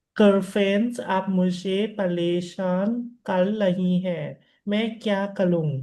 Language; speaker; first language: Hindi; non-native, learner; Thai